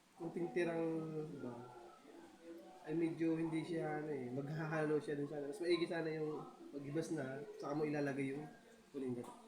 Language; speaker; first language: Filipino; non-native, local second language; Bikol